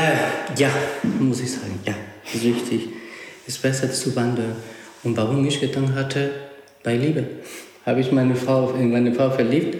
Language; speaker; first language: German; non-native, learner; Spanish